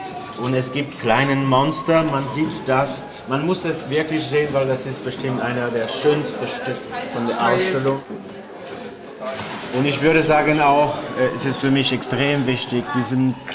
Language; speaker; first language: German; non-native, fluent; French